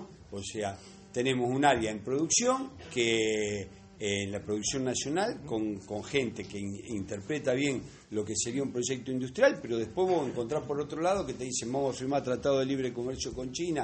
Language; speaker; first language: Spanish; native; Spanish